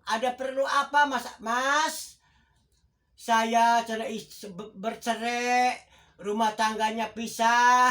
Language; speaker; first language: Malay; non-native, local second language; Javanese